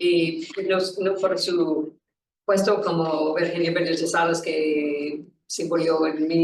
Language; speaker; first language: Spanish; non-native, learner; English